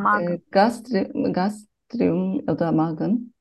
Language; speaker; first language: German; non-native, fluent; Turkish